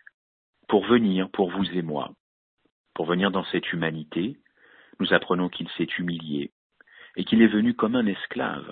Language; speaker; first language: French; native; French